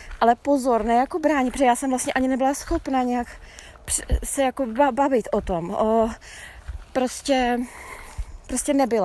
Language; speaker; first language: Czech; native; Czech